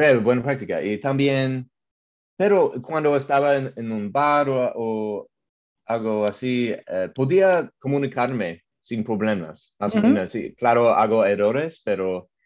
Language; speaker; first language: Spanish; non-native, learner; English